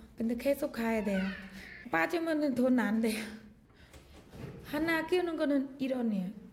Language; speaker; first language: Korean; non-native, learner; Khmer